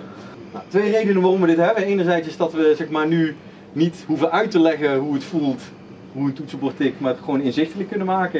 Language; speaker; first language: Dutch; native; Dutch